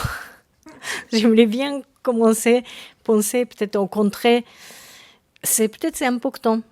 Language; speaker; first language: French; non-native, learner; Japanese